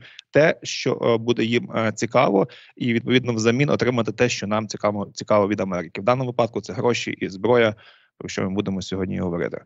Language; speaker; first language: Ukrainian; native; Ukrainian